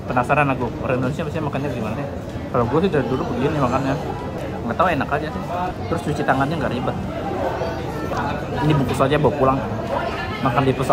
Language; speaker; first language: Indonesian; native; Indonesian